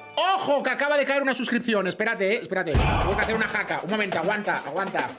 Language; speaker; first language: Spanish; non-native, fluent; English